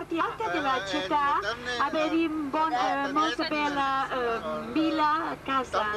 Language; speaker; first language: Italian; non-native, learner; Catalan